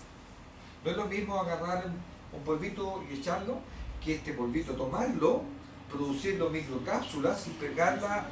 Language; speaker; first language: Spanish; native; Spanish